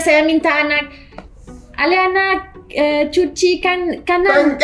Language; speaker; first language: Indonesian; non-native, learner; French